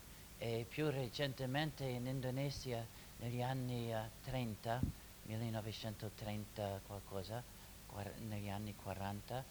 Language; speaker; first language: Italian; non-native, fluent; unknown